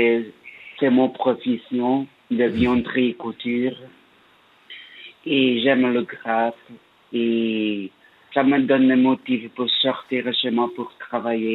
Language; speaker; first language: French; non-native, learner; Portuguese